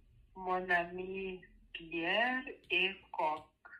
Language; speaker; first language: French; non-native, learner; Lithuanian